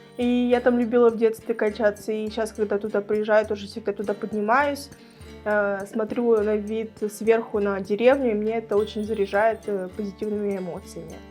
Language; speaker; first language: Russian; native; Russian